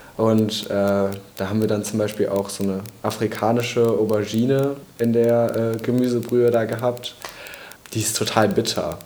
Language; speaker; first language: German; native; German